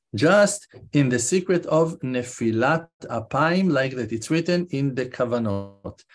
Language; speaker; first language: English; non-native, fluent; Hebrew